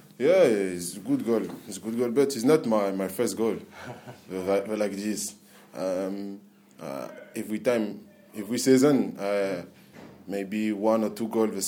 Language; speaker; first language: English; non-native, learner; French